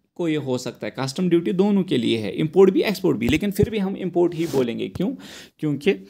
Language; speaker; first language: Hindi; non-native, local second language; Kashmiri